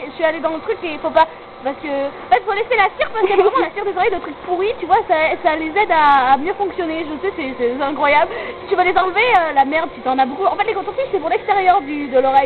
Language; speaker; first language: French; native; French